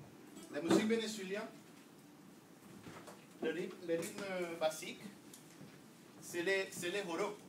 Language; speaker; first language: French; non-native, learner; Spanish